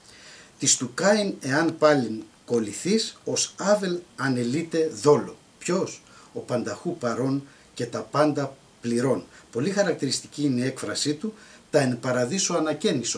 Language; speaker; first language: Greek; native; Greek